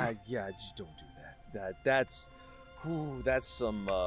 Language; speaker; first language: English; native; English